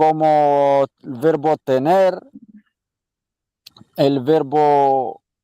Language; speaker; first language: Spanish; non-native, learner; Arabic